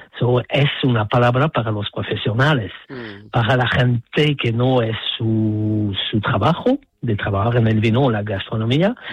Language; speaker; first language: Spanish; non-native, fluent; French